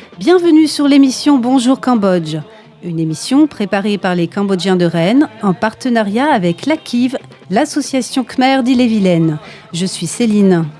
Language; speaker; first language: French; native; French